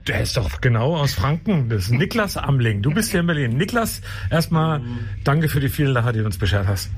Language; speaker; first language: German; native; German